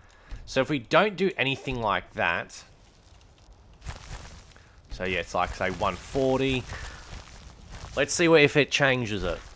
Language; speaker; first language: English; native; English